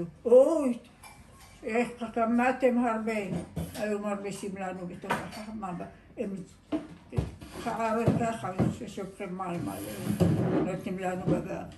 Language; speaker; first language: Hebrew; non-native, learner; Aramaic